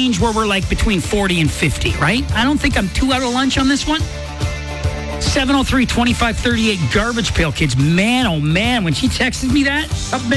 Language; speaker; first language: English; native; English